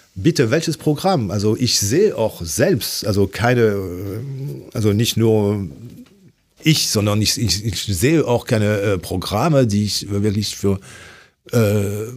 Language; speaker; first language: German; non-native, fluent; French